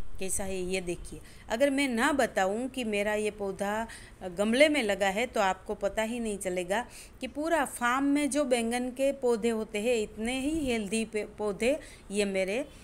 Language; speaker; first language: Hindi; non-native, local second language; Gujarati